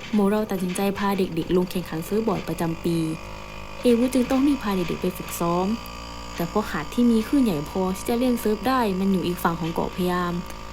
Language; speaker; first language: Thai; non-native, local second language; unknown